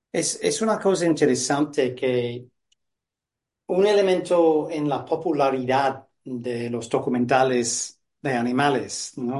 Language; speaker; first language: Spanish; non-native, fluent; English